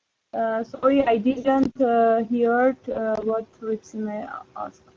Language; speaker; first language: English; non-native, learner; Armenian